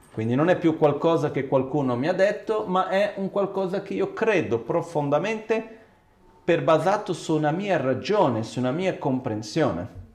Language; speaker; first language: Italian; non-native, fluent; Portuguese